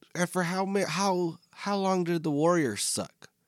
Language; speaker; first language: English; native; English